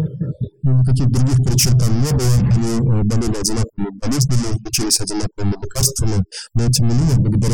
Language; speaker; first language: Russian; native; Russian